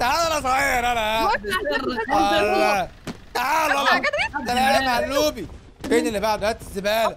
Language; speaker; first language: Arabic; native; Arabic